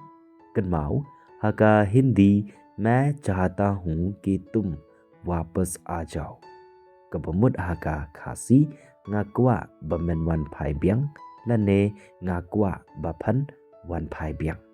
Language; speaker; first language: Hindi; non-native, local second language; Khasi